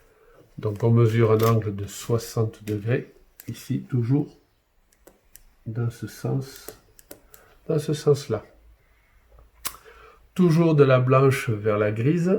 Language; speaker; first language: French; native; French